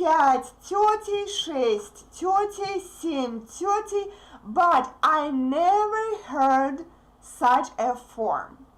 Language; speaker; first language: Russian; native; Russian